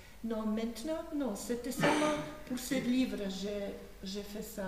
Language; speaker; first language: French; non-native, fluent; Slovak